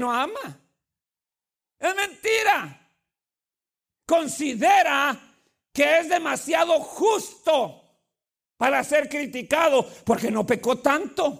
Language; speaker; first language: Spanish; native; Spanish